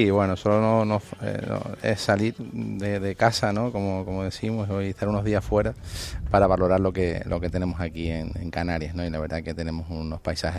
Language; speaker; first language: Spanish; native; Spanish